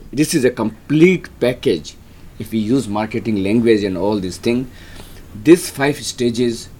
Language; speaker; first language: English; non-native, local second language; Hindi